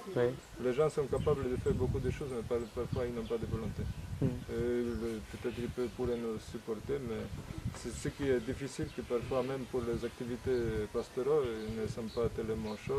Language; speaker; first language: French; non-native, fluent; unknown